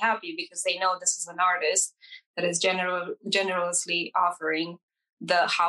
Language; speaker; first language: English; non-native, fluent; Romanian